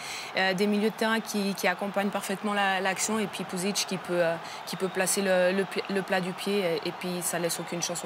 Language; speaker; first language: French; native; French